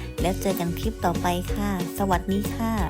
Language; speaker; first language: Thai; native; Thai